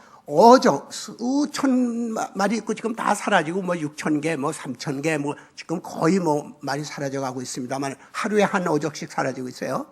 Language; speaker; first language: Korean; native; Korean